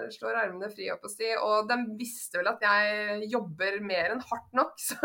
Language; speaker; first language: Norwegian; native; Norwegian